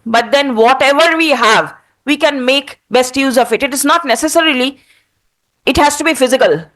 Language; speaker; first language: English; non-native, local second language; Bangla